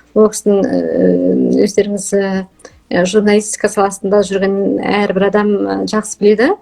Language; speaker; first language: Kazakh; early bilingual, heritage; Kazakh